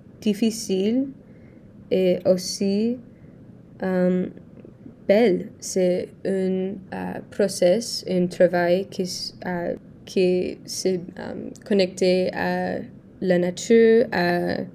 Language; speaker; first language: French; non-native, learner; English